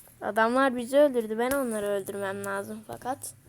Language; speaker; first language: Turkish; native; Turkish